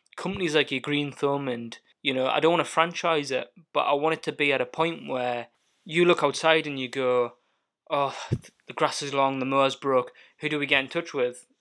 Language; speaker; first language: English; native; English